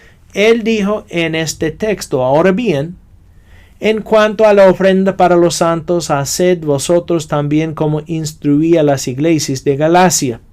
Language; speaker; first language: Spanish; non-native, fluent; English